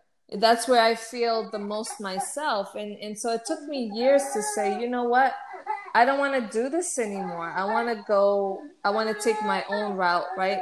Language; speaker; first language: English; native; English